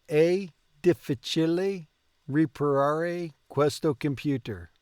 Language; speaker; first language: Italian; non-native, learner; English